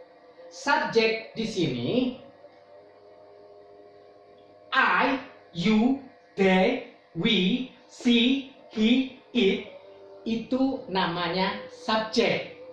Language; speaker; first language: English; non-native, fluent; Indonesian